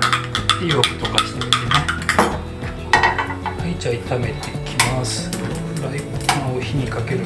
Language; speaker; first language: Japanese; native; Japanese